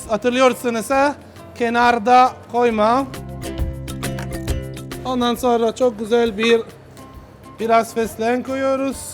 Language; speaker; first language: Turkish; non-native, learner; Italian